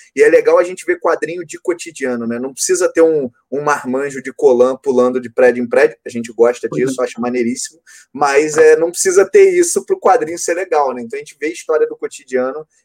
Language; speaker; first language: Portuguese; native; Portuguese